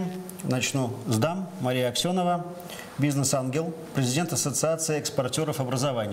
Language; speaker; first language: Russian; native; Russian